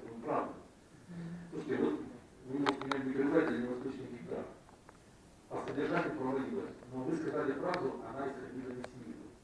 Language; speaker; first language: Russian; native; Russian